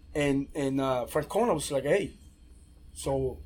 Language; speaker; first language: English; non-native, fluent; Spanish